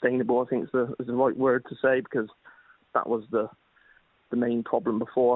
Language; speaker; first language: English; native; English